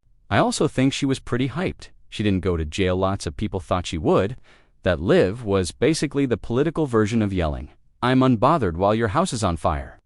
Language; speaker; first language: English; native; English